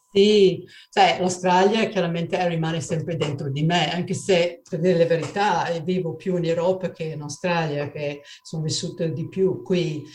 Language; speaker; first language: Italian; non-native, fluent; English